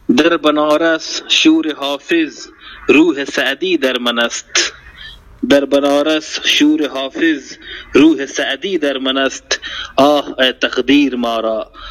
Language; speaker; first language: Persian; non-native, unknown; Hindi